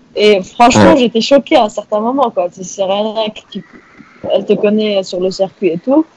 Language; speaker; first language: French; non-native, local second language; Arabic